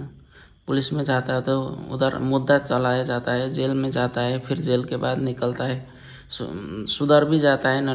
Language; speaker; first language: Hindi; non-native, learner; Nepali